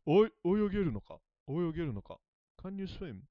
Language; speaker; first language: Japanese; non-native, learner; English